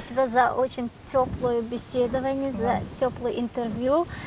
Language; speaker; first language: Russian; non-native, local second language; Tajik